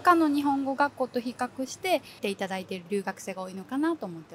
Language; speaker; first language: Japanese; native; Japanese